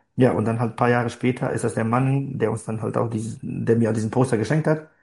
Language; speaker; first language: German; non-native, fluent; Bosnian